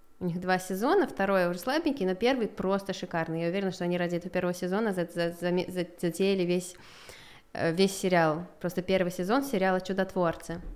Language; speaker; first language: Russian; native; Russian